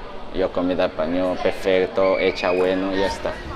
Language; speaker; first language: Spanish; non-native, learner; Chinese